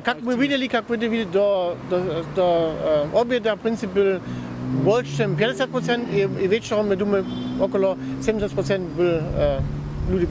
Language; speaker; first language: Russian; non-native, learner; German